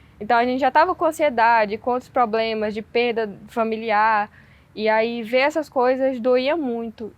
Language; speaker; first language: Portuguese; native; Portuguese